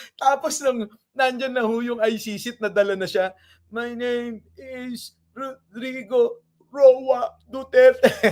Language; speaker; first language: Filipino; non-native, local second language; Iloko